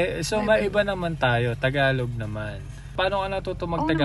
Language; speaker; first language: Filipino; native; Filipino